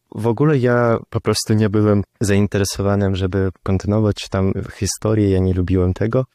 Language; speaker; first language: Polish; non-native, learner; Russian